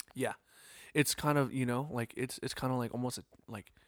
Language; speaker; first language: English; native; English